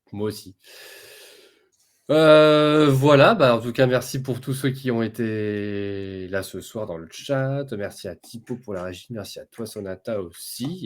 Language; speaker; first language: French; native; French